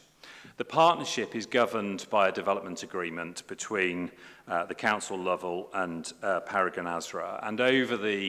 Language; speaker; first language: English; native; English